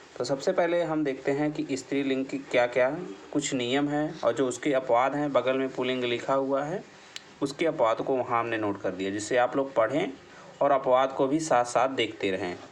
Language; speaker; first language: Hindi; native; Hindi